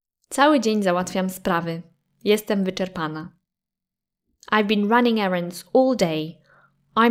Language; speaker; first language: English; non-native, fluent; Polish